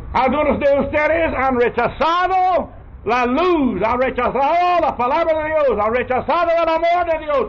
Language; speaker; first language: Spanish; non-native, learner; English